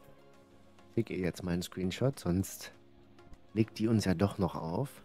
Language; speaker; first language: German; native; German